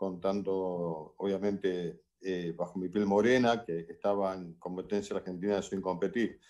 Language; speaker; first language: Spanish; native; Spanish